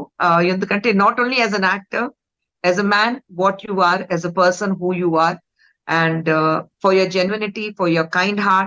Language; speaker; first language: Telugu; non-native, fluent; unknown